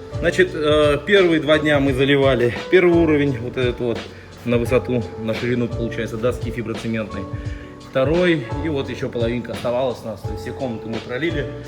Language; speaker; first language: Russian; native; Russian